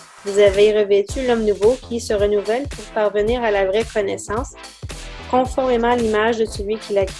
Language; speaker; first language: French; native; French